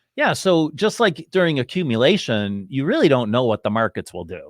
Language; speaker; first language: English; native; English